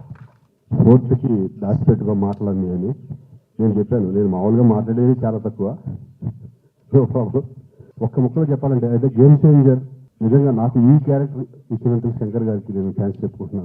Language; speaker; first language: Telugu; native; Telugu